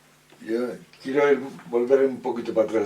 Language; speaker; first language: Spanish; native; Spanish